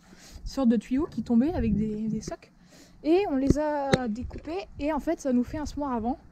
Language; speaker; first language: French; native; French